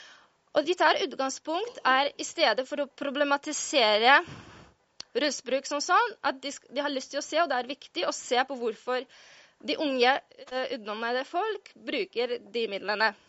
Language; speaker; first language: Norwegian; non-native, fluent; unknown